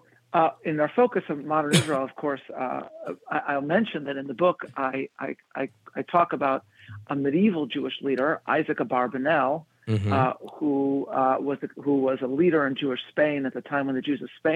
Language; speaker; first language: English; native; English